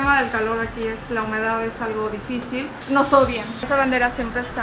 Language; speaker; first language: Spanish; native; Spanish